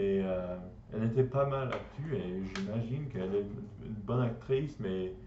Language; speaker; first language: French; non-native, learner; English